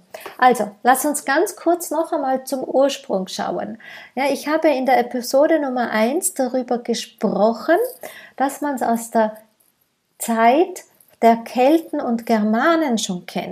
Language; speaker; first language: German; native; German